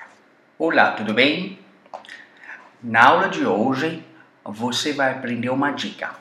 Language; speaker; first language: Portuguese; non-native, fluent; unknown